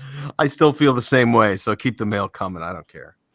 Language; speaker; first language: English; native; English